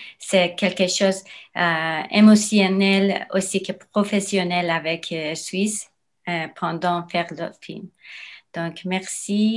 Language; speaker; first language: French; non-native, learner; Persian